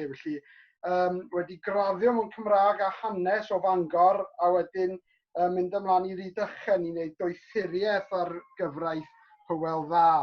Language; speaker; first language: Welsh; native; Welsh